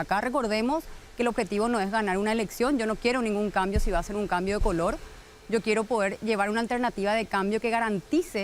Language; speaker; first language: Spanish; native; Spanish